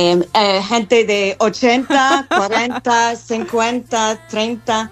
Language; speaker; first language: Spanish; non-native, learner; English